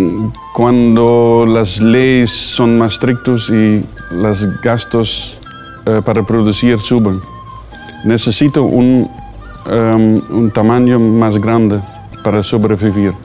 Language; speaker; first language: Spanish; non-native, learner; Dutch